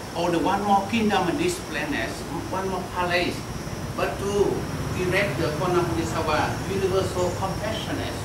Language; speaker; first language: English; non-native, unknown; Vietnamese